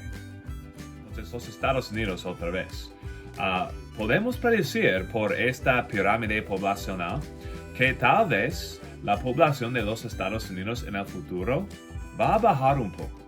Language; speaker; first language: Spanish; non-native, fluent; English